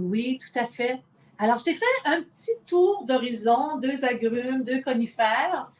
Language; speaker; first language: French; native; French